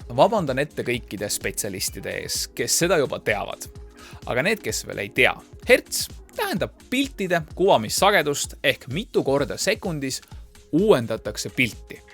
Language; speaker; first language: Estonian; native; Estonian